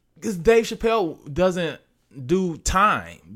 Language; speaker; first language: English; native; English